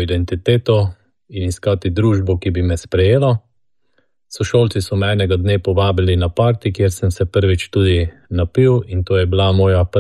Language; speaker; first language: Slovenian; native; Slovenian